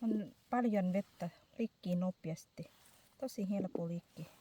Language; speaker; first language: Finnish; non-native, learner; Thai